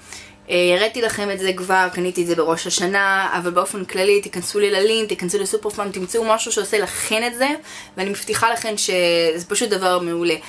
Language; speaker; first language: Hebrew; native; Hebrew